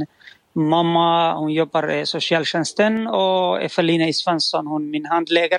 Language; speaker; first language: Swedish; non-native, learner; Somali